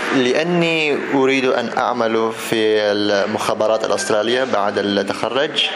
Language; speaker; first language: Arabic; non-native, learner; Indonesian